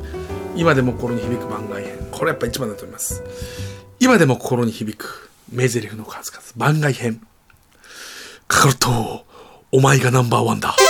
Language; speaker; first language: Japanese; native; Japanese